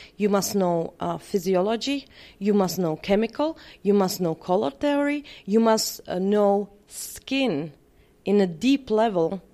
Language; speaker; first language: English; non-native, fluent; Czech